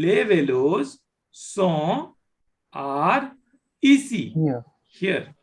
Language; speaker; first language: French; non-native, fluent; Hindi